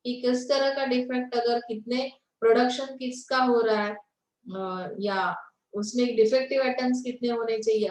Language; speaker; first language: Hindi; non-native, local second language; Marathi